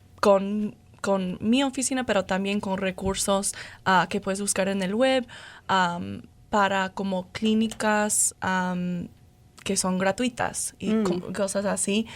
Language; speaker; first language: Spanish; non-native, fluent; English